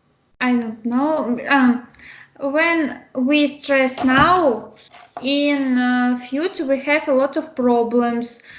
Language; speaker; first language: English; non-native, learner; Russian